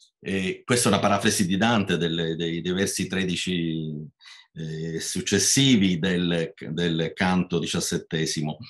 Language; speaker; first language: Italian; native; Italian